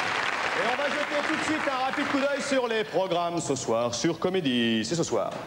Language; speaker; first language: French; native; French